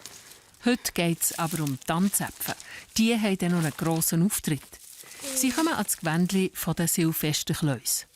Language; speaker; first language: German; native; German